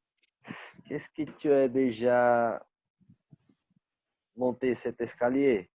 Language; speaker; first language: French; non-native, learner; Portuguese